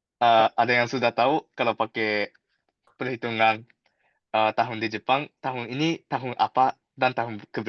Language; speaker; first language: Indonesian; non-native, fluent; Japanese